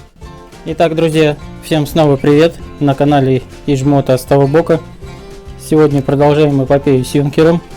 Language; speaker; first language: Russian; native; Russian